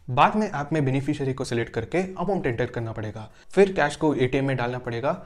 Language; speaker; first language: Hindi; non-native, local second language; Kannada